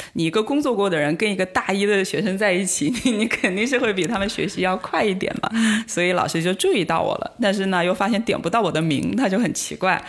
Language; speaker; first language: Chinese; native; Chinese